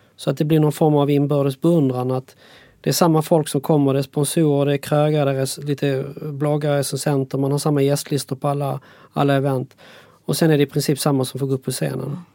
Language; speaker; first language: Swedish; native; Swedish